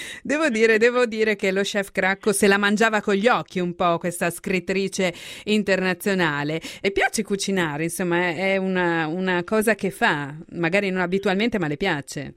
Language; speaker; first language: Italian; native; Italian